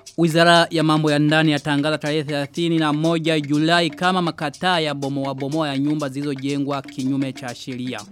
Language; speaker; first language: Swahili; non-native, local second language; Rundi